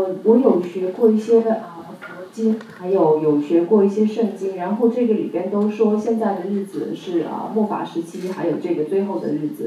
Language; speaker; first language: Chinese; native; Chinese